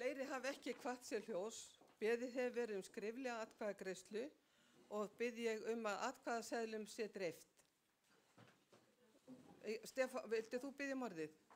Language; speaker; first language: Icelandic; native; Icelandic